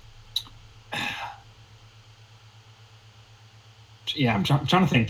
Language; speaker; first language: English; native; English